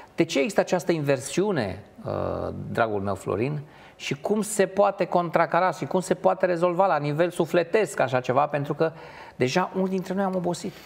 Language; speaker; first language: Romanian; native; Romanian